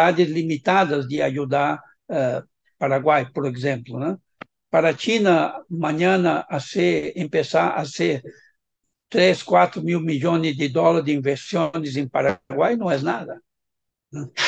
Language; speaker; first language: Spanish; non-native, fluent; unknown